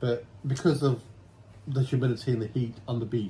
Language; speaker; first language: English; native; English